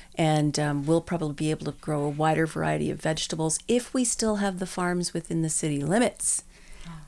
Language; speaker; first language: English; native; English